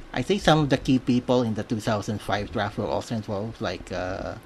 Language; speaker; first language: English; non-native, local second language; Filipino